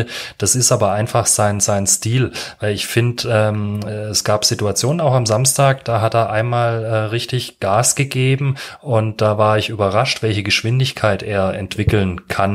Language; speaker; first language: German; native; German